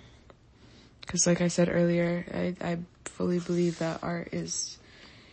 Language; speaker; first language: English; native; English